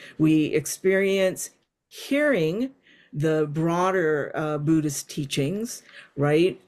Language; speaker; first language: English; native; English